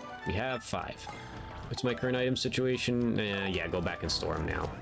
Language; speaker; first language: English; native; English